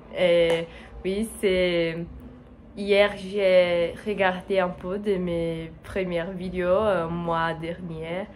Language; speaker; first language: French; non-native, learner; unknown